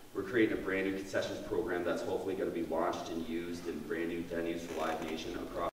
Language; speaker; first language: English; native; English